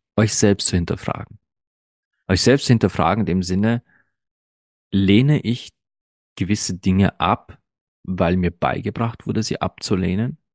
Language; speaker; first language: German; early bilingual, other home language; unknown